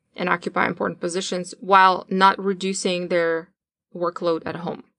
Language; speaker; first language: English; non-native, fluent; Russian